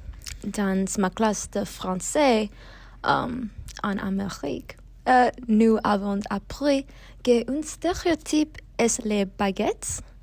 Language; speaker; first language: French; non-native, learner; English